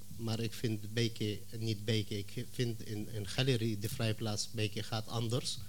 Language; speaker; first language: Dutch; non-native, learner; Arabic